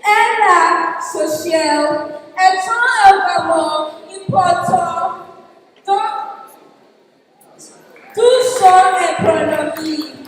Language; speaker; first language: French; non-native, learner; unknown